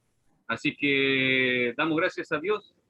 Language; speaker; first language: Spanish; native; Spanish